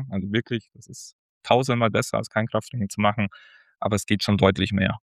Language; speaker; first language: German; native; German